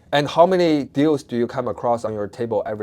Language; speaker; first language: English; non-native, fluent; Chinese